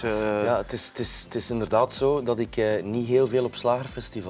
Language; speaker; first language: Dutch; native; Dutch